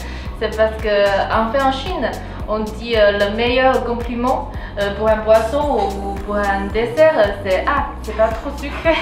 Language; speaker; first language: French; non-native, fluent; Chinese